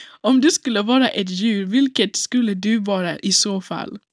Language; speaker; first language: Swedish; non-native, local second language; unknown